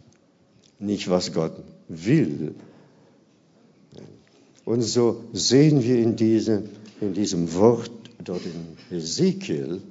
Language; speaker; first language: German; non-native, fluent; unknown